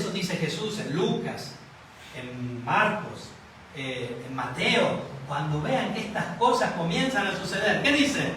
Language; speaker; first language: Spanish; native; Spanish